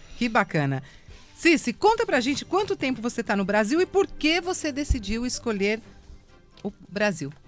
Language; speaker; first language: Portuguese; native; Portuguese